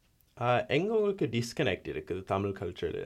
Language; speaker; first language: Tamil; early bilingual, heritage; Tamil